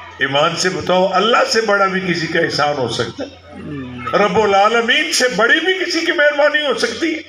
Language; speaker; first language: Urdu; non-native, local second language; Punjabi